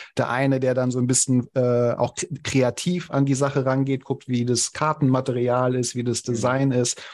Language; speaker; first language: German; non-native, local second language; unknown